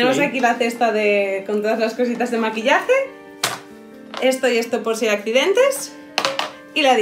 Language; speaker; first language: Spanish; native; Spanish